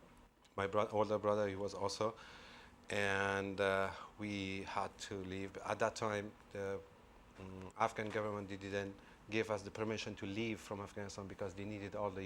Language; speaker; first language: English; non-native, fluent; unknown